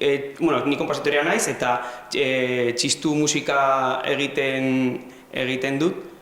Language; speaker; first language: Basque; non-native, local second language; Spanish